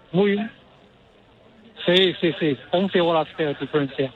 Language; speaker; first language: Spanish; non-native, learner; Chinese